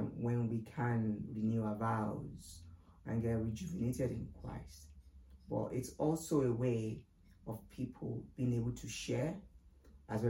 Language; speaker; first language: English; non-native, local second language; Yoruba